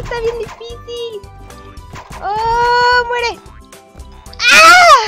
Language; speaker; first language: Spanish; native; Spanish